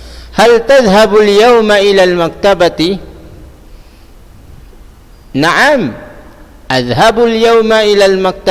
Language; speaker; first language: Arabic; non-native, fluent; Indonesian